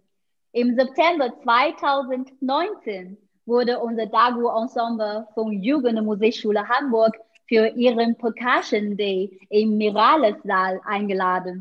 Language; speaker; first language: German; non-native, fluent; Chinese